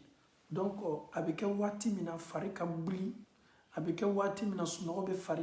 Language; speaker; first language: French; non-native, local second language; Bambara